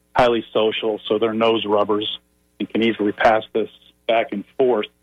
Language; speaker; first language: English; native; English